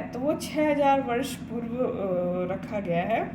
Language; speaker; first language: Hindi; native; Hindi